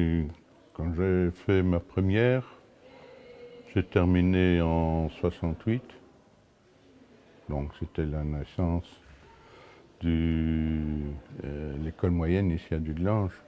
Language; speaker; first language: French; non-native, local second language; Luxembourgish